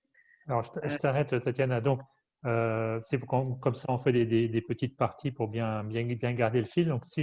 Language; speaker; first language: French; native; French